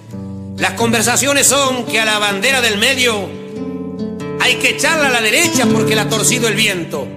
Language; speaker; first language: Spanish; native; Spanish